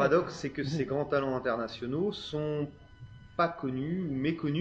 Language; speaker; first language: French; native; French